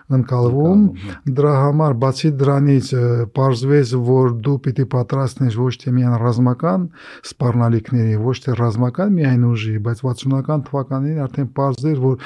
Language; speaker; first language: Armenian; native; Armenian